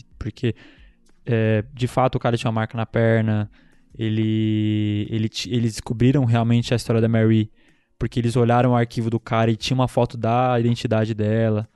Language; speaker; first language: Portuguese; native; Portuguese